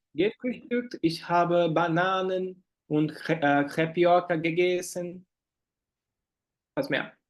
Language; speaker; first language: German; non-native, fluent; Portuguese